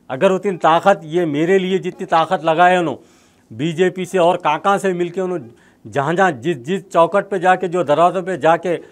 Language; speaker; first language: Urdu; native; Urdu